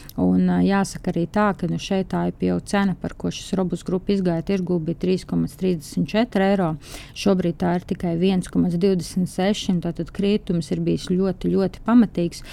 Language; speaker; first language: Latvian; native; Latvian